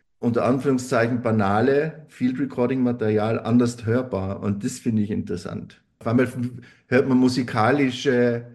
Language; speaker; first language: German; native; German